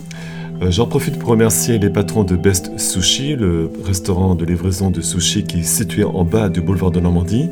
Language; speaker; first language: French; native; French